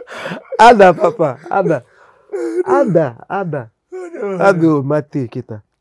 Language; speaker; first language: Indonesian; non-native, fluent; English